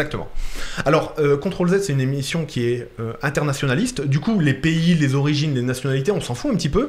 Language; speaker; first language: French; native; French